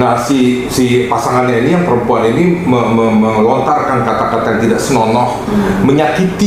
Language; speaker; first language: Indonesian; native; Indonesian